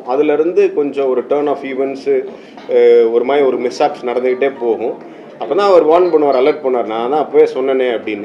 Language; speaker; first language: Tamil; native; Tamil